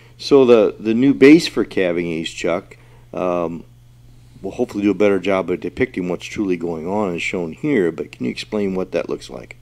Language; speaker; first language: English; native; English